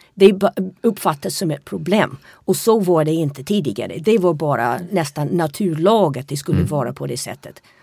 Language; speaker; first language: Swedish; non-native, fluent; English